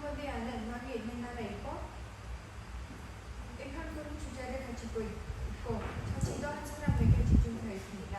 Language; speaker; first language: Korean; non-native, fluent; Khmer